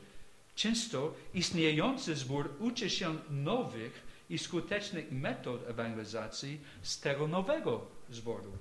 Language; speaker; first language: Polish; non-native, fluent; English